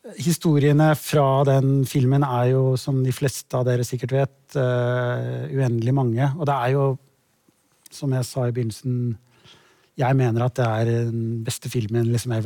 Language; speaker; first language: Norwegian; native; Norwegian